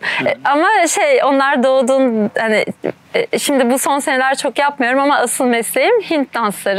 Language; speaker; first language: Turkish; early bilingual, heritage; Turkish